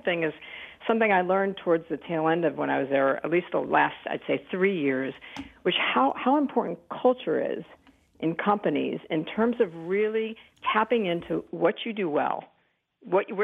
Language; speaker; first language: English; native; English